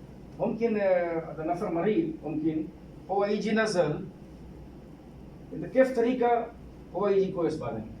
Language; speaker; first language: Arabic; non-native, learner; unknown